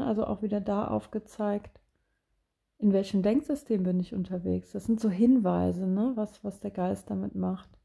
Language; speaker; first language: German; native; German